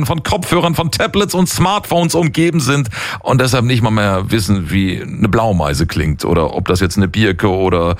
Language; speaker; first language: German; native; German